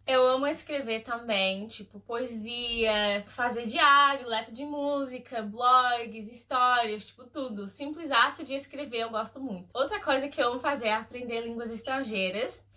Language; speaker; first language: Portuguese; early bilingual, heritage; Portuguese